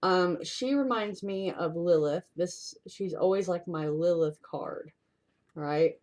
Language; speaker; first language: English; native; English